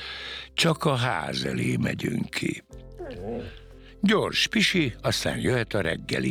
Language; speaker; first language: Hungarian; native; Hungarian